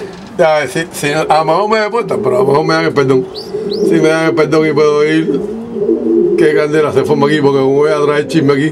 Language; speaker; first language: Spanish; native; Spanish